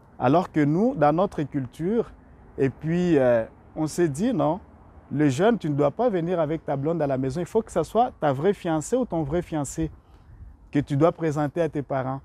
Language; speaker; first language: French; non-native, local second language; Rundi